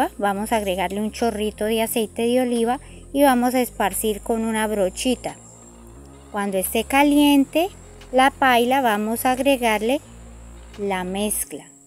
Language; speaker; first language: Spanish; native; Spanish